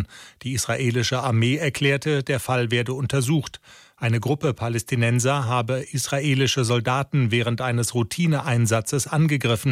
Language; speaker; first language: German; native; German